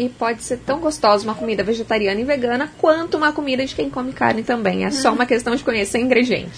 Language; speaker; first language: Portuguese; native; Portuguese